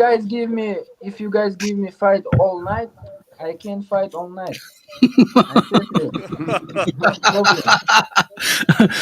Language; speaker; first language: English; non-native, learner; Uzbek